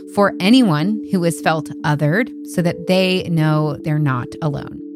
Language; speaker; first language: English; native; English